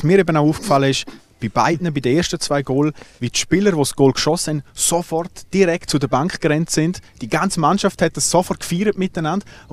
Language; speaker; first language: German; native; German